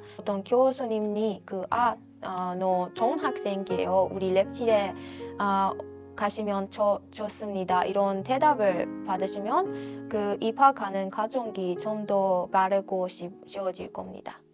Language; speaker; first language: Korean; non-native, fluent; Persian